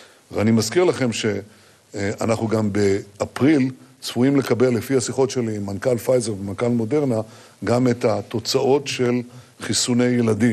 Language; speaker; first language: Hebrew; native; Hebrew